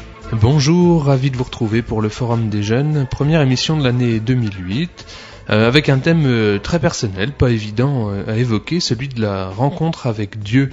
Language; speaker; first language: French; native; French